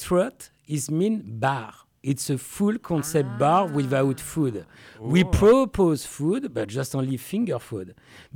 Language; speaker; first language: English; non-native, learner; French